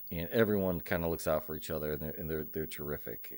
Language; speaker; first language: English; native; English